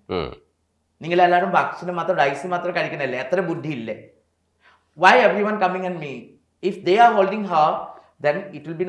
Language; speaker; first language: Malayalam; non-native, learner; Assamese